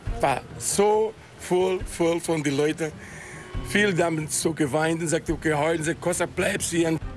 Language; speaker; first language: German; non-native, learner; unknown